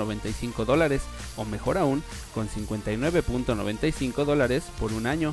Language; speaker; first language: Spanish; native; Spanish